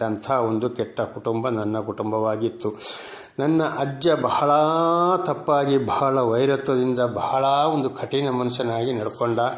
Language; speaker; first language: Kannada; native; Kannada